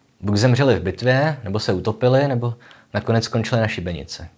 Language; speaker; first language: Czech; native; Czech